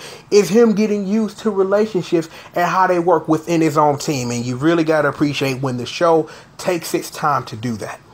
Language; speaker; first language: English; native; English